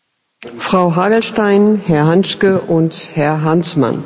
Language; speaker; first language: German; native; German